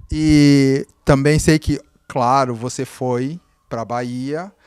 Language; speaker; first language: Portuguese; native; Portuguese